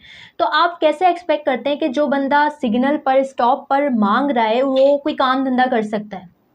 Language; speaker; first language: Urdu; native; Urdu